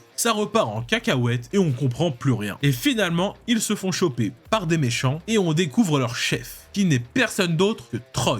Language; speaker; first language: French; native; French